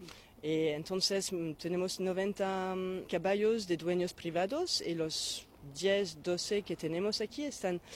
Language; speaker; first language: Spanish; non-native, fluent; French